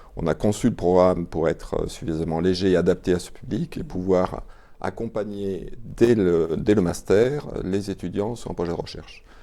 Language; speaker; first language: French; native; French